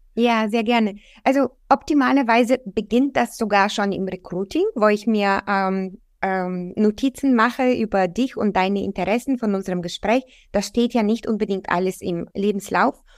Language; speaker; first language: German; non-native, fluent; Bulgarian